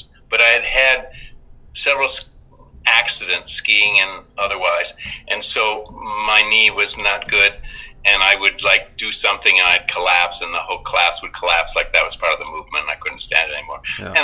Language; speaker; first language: English; native; English